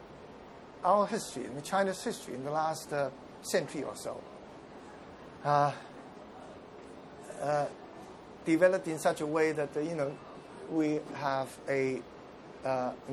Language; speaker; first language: English; non-native, local second language; Cantonese